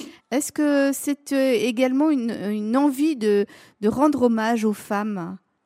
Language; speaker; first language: French; native; French